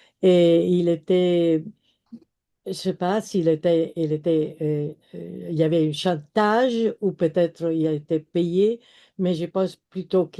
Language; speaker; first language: French; non-native, fluent; Italian